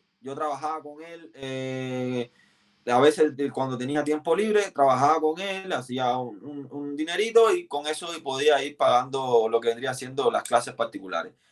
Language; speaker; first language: Spanish; native; Spanish